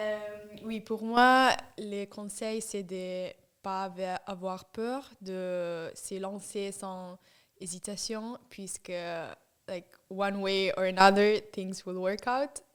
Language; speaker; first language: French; non-native, fluent; English